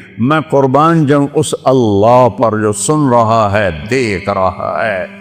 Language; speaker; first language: Urdu; non-native, local second language; Saraiki